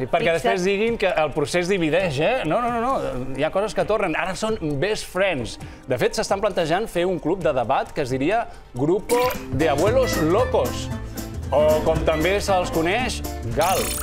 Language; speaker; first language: Catalan; native; Catalan